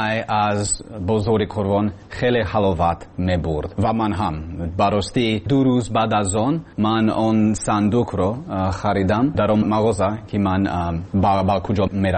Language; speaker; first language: Persian; non-native, learner; English